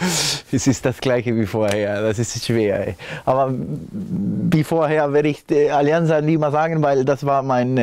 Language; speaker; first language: German; non-native, fluent; Spanish